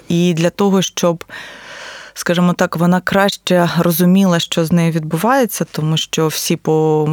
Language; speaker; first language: Ukrainian; native; Ukrainian